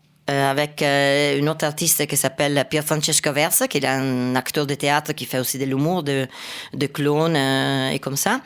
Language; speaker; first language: French; non-native, fluent; Italian